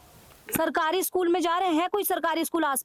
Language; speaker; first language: Hindi; native; Hindi